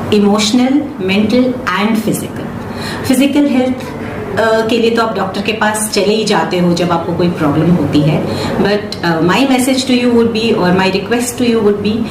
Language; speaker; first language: Hindi; native; Hindi